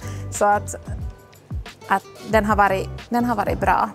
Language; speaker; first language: Swedish; non-native, local second language; Finnish